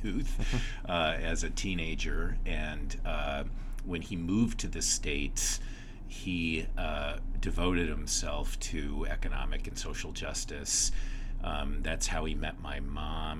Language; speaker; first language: English; native; English